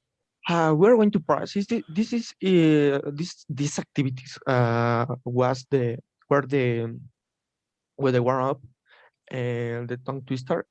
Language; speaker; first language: English; non-native, learner; Spanish